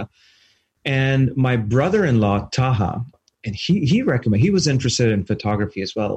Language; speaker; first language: English; non-native, local second language; Urdu